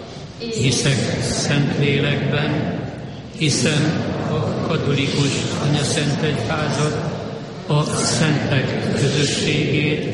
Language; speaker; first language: Hungarian; native; Hungarian